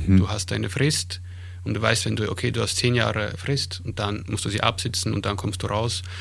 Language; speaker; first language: German; early bilingual, other home language; Armenian